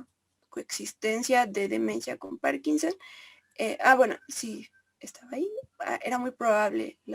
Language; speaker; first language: Spanish; native; Spanish